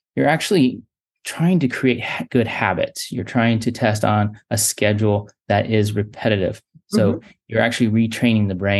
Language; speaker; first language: English; native; English